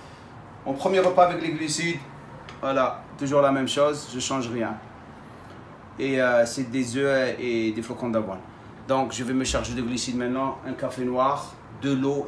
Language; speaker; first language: French; non-native, local second language; Arabic